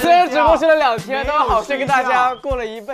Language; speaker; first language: Chinese; native; Chinese